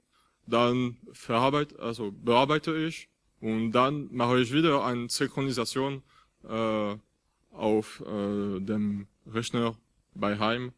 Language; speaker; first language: German; non-native, fluent; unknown